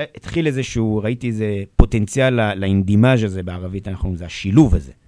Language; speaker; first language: Hebrew; native; Hebrew